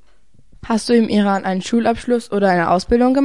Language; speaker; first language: German; native; German